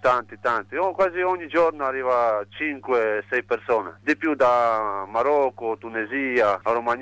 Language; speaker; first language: Italian; non-native, learner; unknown